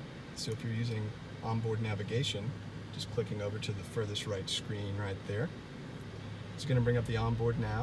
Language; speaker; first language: English; native; English